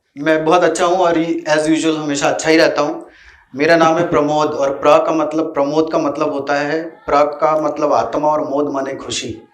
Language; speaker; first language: Hindi; native; Hindi